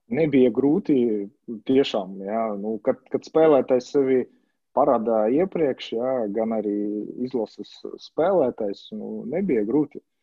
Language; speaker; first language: Latvian; non-native, local second language; Russian